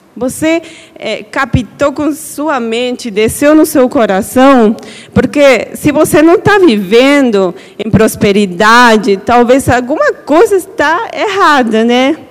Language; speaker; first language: Portuguese; non-native, fluent; Spanish